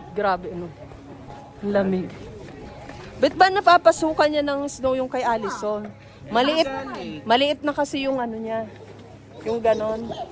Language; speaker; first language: Filipino; native; Filipino